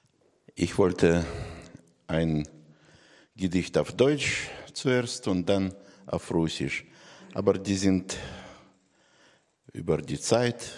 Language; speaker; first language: German; non-native, fluent; Russian